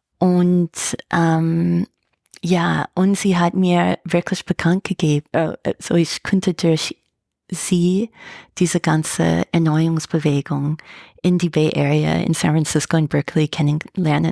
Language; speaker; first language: German; non-native, fluent; English